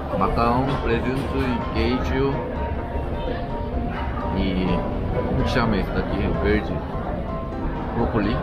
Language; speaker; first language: Portuguese; non-native, learner; Korean